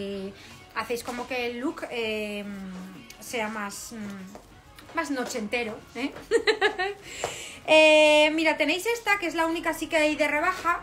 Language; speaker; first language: Spanish; native; Spanish